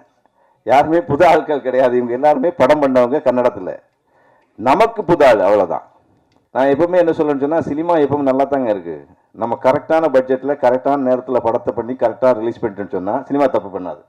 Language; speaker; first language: Tamil; native; Tamil